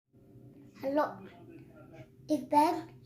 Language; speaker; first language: Dutch; early bilingual, other home language; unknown